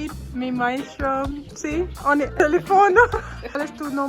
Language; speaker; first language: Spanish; non-native, learner; English